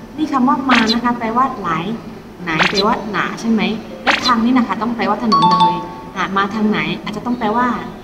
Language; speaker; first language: Thai; non-native, fluent; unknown